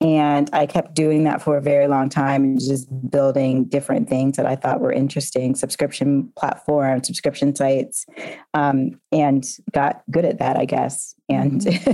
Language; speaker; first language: English; native; English